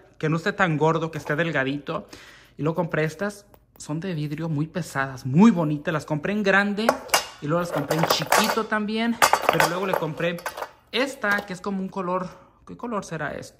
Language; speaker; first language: Spanish; native; Spanish